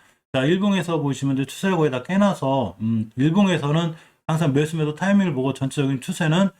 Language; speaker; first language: Korean; native; Korean